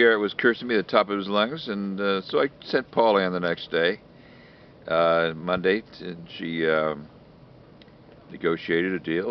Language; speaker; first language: English; native; English